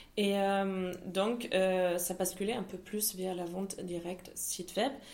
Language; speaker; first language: French; non-native, fluent; German